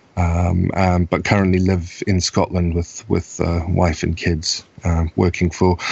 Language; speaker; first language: English; native; English